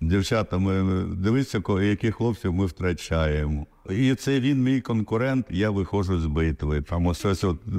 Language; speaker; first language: Ukrainian; non-native, local second language; Russian